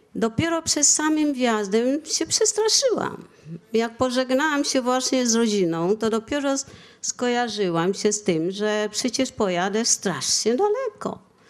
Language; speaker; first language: Polish; non-native, fluent; Vietnamese